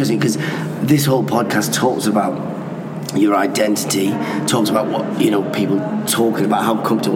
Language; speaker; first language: English; non-native, local second language; Persian